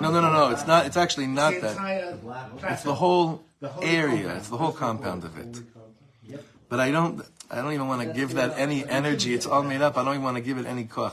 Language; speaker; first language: English; native; English